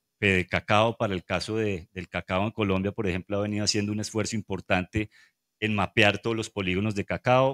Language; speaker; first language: Spanish; native; Spanish